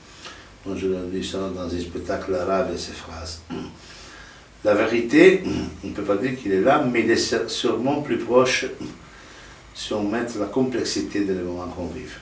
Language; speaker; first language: French; non-native, fluent; Italian